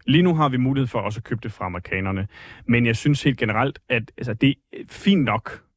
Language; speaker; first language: Danish; native; Danish